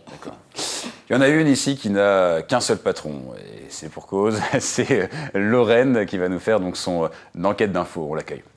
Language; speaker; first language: French; native; French